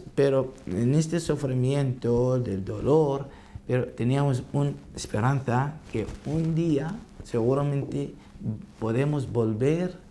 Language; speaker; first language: Spanish; non-native, learner; Arabic